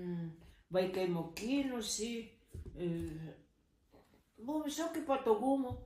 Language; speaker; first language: Lithuanian; early bilingual, heritage; Lithuanian